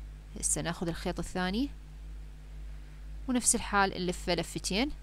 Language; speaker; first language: Arabic; native; Arabic